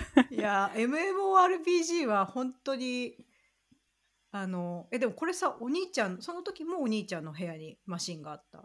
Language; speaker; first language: Japanese; native; Japanese